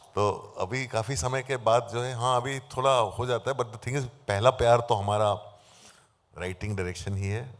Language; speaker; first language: Hindi; native; Hindi